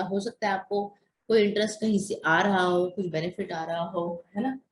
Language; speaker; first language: Hindi; native; Hindi